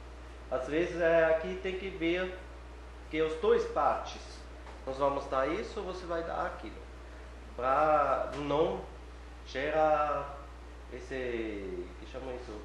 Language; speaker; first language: Portuguese; non-native, fluent; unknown